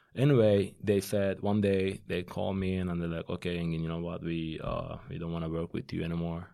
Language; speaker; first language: English; non-native, fluent; Turkish